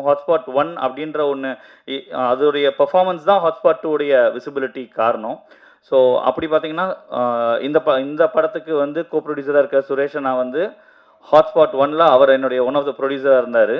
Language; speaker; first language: Tamil; native; Tamil